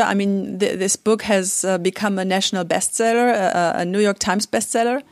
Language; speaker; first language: English; non-native, fluent; German